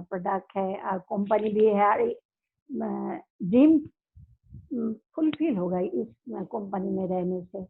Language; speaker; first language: Hindi; non-native, local second language; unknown